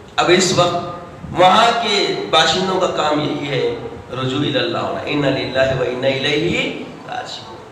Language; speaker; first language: Urdu; native; Urdu